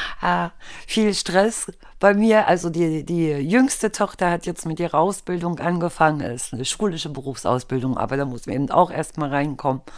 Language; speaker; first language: German; native; German